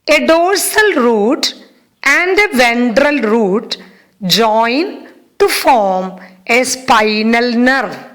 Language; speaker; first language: English; non-native, local second language; Malayalam